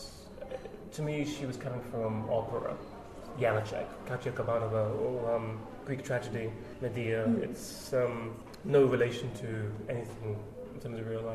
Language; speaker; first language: English; native; English